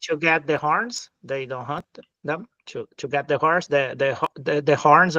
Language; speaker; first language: English; non-native, fluent; Portuguese